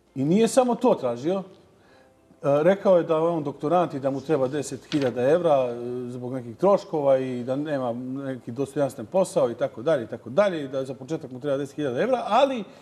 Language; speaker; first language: Serbian; native; Serbian